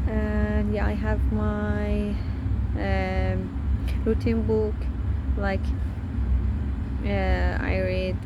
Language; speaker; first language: English; non-native, learner; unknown